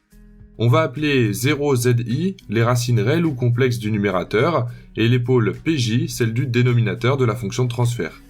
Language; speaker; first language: French; native; French